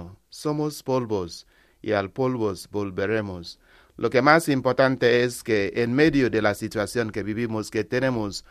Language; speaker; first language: Spanish; non-native, learner; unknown